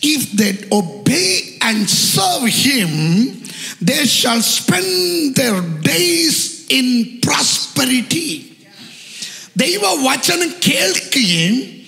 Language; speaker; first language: English; non-native, local second language; Malayalam